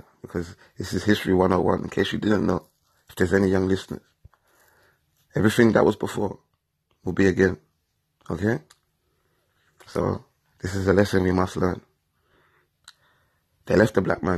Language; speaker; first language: English; native; English